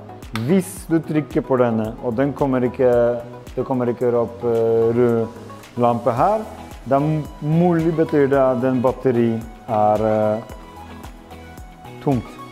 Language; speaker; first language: Norwegian; non-native, fluent; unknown